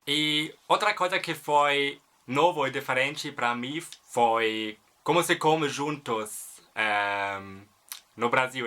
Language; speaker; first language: Portuguese; non-native, fluent; German